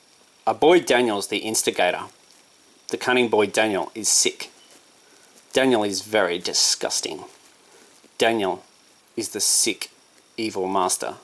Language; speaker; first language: English; native; English